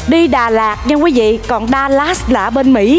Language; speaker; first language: Vietnamese; native; Vietnamese